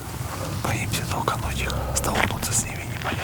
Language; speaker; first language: Russian; native; Russian